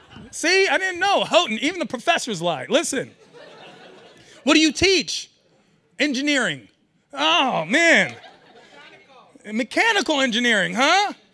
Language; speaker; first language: English; early bilingual, other home language; Persian